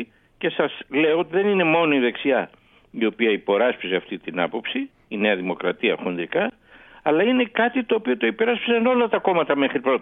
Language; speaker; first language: Greek; native; Greek